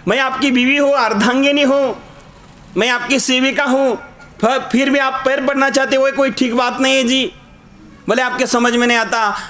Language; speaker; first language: Hindi; non-native, local second language; Marathi